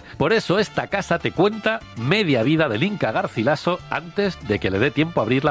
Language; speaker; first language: Spanish; native; Spanish